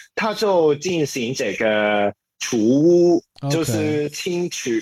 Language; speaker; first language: Chinese; non-native, local second language; Cantonese